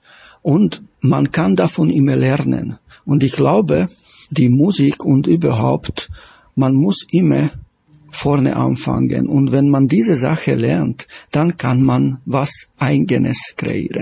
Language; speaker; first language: German; non-native, fluent; Slovak